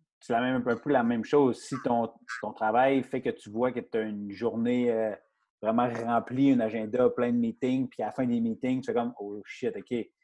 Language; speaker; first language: French; native; French